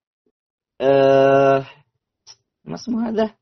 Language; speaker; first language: Arabic; non-native, learner; Indonesian